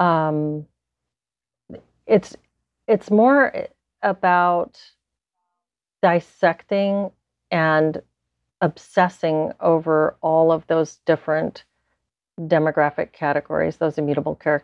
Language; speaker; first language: English; native; English